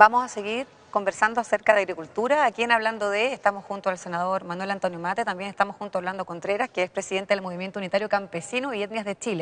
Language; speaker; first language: Spanish; native; Spanish